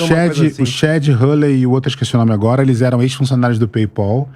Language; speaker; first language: Portuguese; native; Portuguese